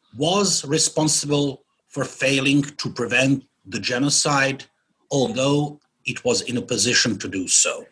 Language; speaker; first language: English; non-native, fluent; Bosnian